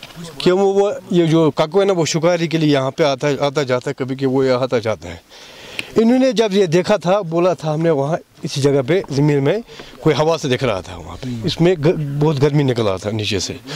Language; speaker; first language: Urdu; non-native, local second language; Kashmiri